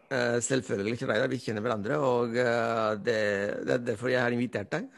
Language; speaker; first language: Norwegian; non-native, fluent; Spanish